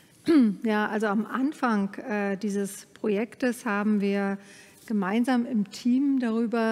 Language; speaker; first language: German; native; German